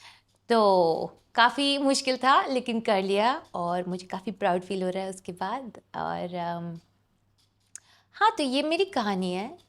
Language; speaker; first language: Hindi; non-native, local second language; English